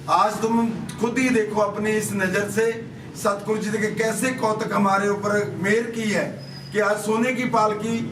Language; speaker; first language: Hindi; non-native, local second language; Punjabi